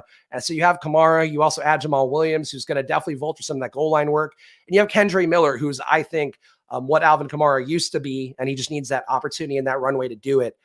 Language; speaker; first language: English; native; English